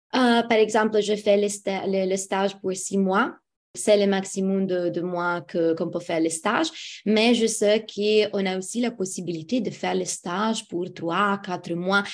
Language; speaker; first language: French; non-native, fluent; Italian